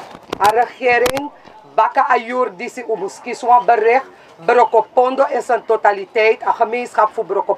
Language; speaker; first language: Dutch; non-native, local second language; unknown